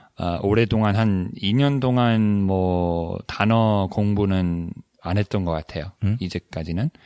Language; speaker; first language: Korean; non-native, fluent; English